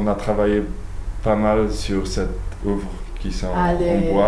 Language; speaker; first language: French; non-native, learner; Polish